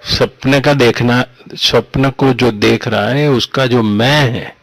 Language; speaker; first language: Hindi; non-native, local second language; Gujarati